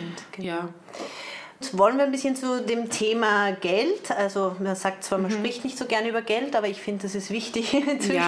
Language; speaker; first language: German; native; German